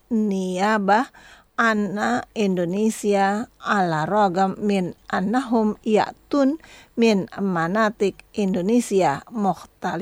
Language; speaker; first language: Arabic; non-native, fluent; Indonesian